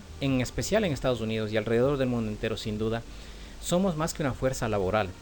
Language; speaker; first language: Spanish; native; Spanish